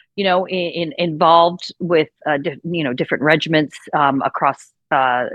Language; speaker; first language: English; native; English